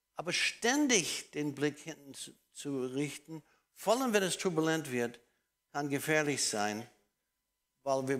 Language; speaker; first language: German; non-native, fluent; English